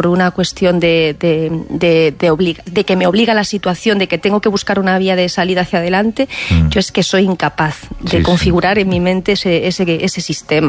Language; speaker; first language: Spanish; native; Spanish